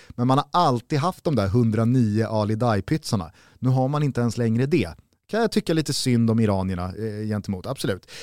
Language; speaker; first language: Swedish; native; Swedish